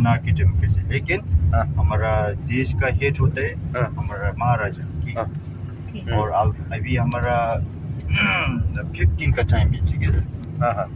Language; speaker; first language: Hindi; non-native, fluent; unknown